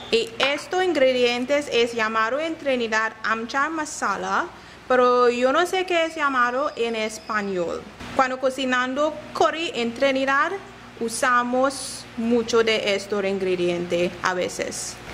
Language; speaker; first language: Spanish; non-native, learner; English